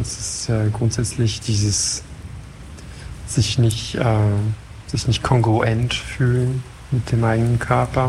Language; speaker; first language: German; non-native, fluent; French